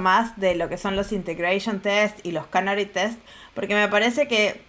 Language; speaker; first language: Spanish; native; Spanish